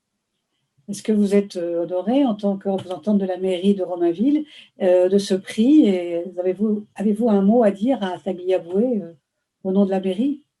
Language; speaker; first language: French; native; French